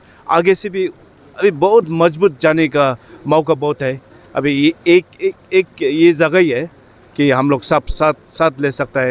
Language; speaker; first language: Hindi; non-native, fluent; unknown